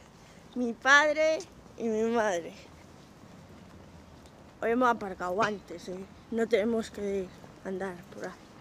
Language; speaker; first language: Spanish; native; Spanish